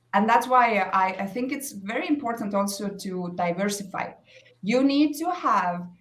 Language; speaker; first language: English; non-native, fluent; Estonian